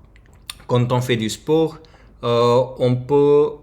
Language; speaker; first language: French; non-native, learner; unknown